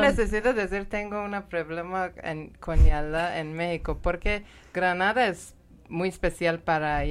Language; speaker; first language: Spanish; non-native, learner; Persian